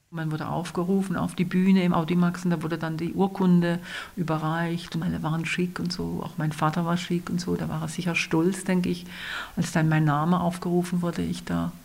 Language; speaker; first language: German; non-native, local second language; Swiss German